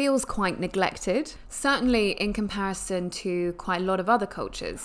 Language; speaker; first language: English; native; English